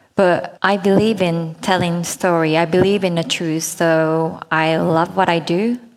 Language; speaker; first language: English; non-native, fluent; Japanese